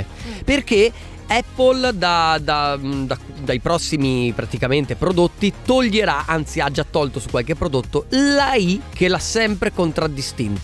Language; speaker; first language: Italian; native; Italian